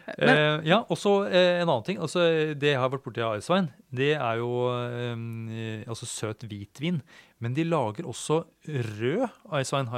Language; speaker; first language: Norwegian; native; Norwegian